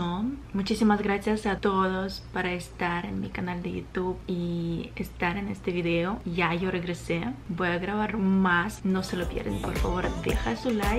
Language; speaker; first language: Spanish; non-native, fluent; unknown